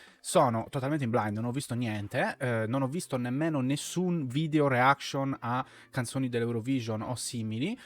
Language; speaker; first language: Italian; native; Italian